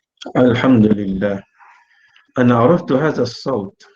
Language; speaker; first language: Arabic; non-native, fluent; Malay